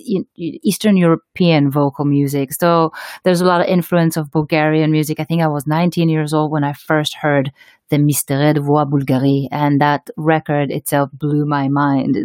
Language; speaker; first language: English; non-native, fluent; Hebrew